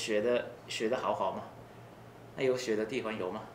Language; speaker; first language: Chinese; non-native, learner; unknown